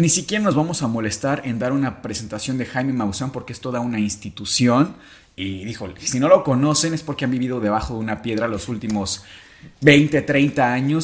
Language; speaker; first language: Spanish; native; Spanish